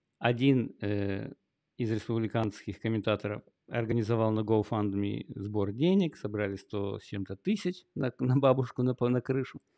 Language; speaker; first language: Russian; native; Russian